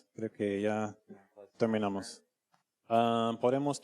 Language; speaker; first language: Spanish; non-native, fluent; English